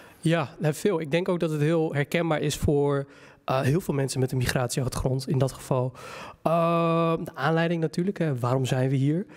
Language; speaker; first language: Dutch; early bilingual, other home language; Somali